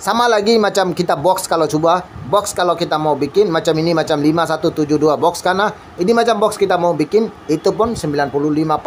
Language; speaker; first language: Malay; non-native, learner; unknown